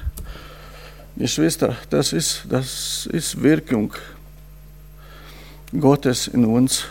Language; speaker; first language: German; non-native, fluent; Russian